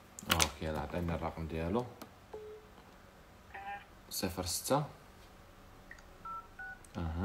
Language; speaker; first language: Arabic; native; Arabic